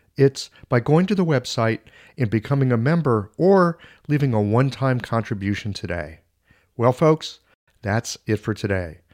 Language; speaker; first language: English; native; English